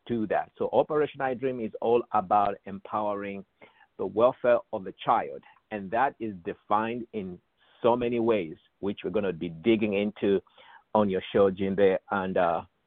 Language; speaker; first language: English; non-native, local second language; Bemba